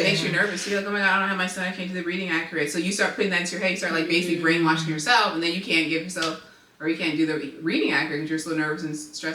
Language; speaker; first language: English; native; English